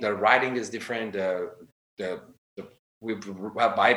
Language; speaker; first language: English; non-native, fluent; Armenian